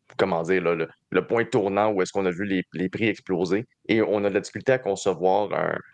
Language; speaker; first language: French; native; French